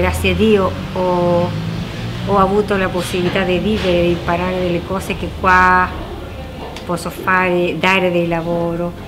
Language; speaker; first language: Italian; non-native, fluent; Spanish